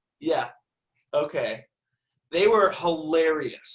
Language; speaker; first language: English; native; English